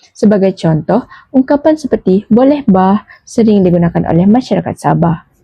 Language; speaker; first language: Malay; native; Malay